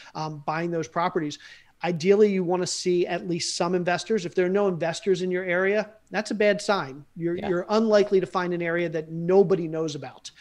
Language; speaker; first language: English; native; English